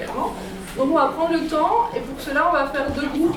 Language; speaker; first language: French; native; French